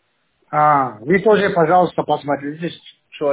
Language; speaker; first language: Russian; non-native, learner; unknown